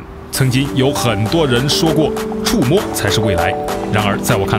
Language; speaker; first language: Chinese; native; Chinese